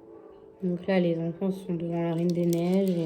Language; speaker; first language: French; native; French